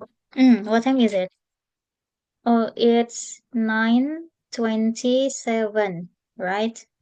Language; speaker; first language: English; non-native, fluent; Indonesian